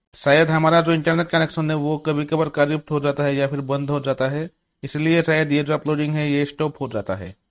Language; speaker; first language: Hindi; native; Hindi